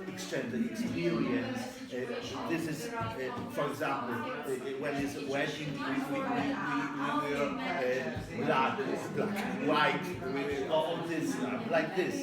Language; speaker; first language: English; non-native, learner; Polish